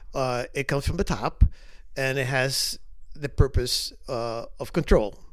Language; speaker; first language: English; early bilingual, other home language; Spanish